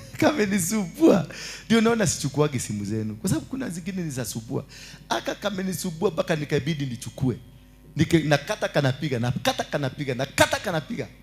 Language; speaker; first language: Swahili; non-native, local second language; Kikuyu